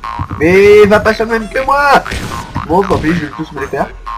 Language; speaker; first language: French; native; French